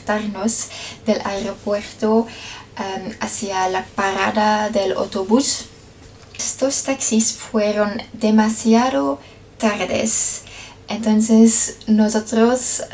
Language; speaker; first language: Spanish; non-native, learner; Dutch